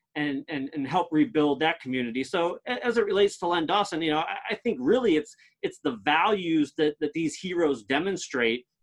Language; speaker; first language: English; native; English